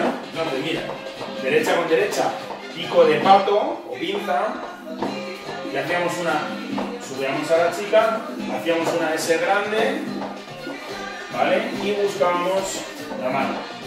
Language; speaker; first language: Spanish; native; Spanish